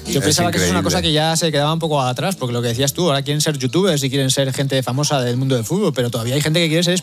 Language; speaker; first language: Spanish; native; Spanish